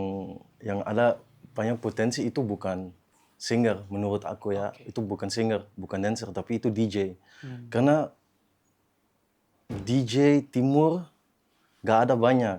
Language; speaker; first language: Indonesian; early bilingual, heritage; Dutch